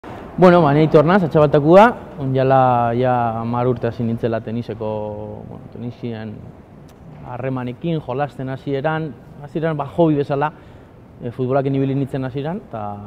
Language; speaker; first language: Basque; native; Basque